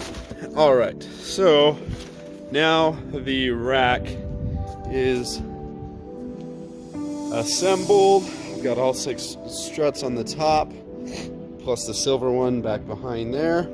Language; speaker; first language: English; native; English